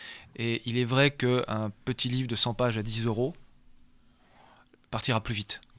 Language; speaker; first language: French; native; French